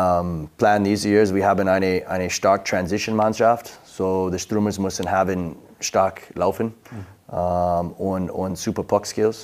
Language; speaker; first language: German; non-native, learner; English